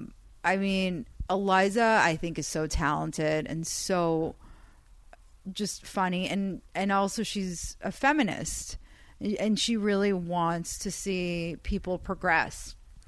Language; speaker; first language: English; non-native, fluent; Persian